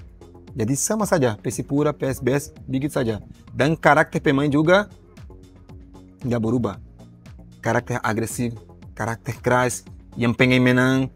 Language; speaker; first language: Indonesian; non-native, learner; Portuguese